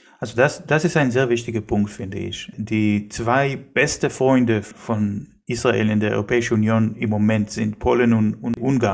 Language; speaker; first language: German; non-native, fluent; Hebrew